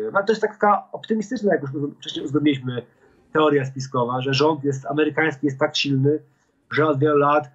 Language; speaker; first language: Polish; native; Polish